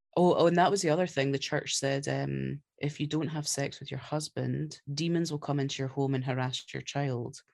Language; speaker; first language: English; native; English